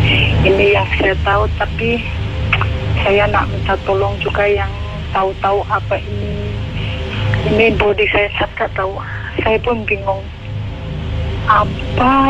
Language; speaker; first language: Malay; non-native, learner; Indonesian